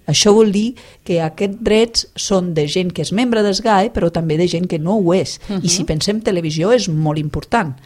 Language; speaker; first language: Catalan; non-native, fluent; Italian